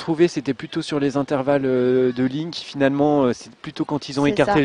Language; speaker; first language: French; native; French